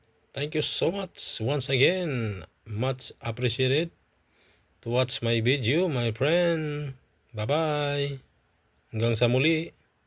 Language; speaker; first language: English; non-native, local second language; Filipino